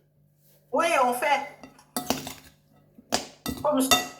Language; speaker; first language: French; non-native, learner; Japanese